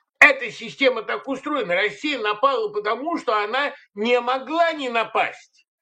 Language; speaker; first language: Russian; native; Russian